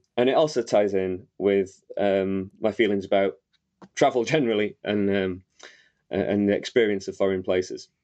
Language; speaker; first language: English; native; English